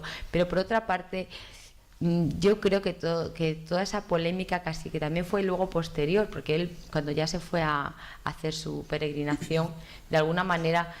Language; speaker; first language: Spanish; native; Spanish